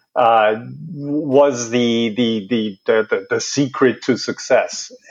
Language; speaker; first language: English; non-native, fluent; German